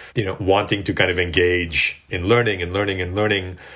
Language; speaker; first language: English; native; English